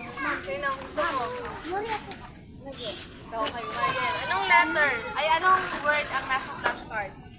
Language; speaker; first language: Filipino; native; Filipino